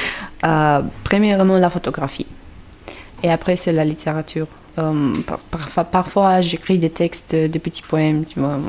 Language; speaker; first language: French; non-native, fluent; Romanian